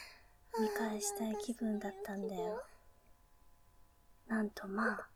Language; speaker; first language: Japanese; native; Japanese